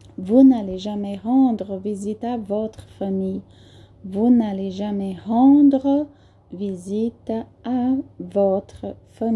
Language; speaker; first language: French; non-native, fluent; Portuguese